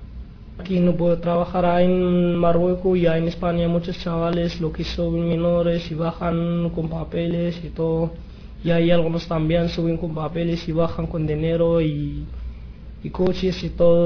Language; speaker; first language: Spanish; non-native, learner; Arabic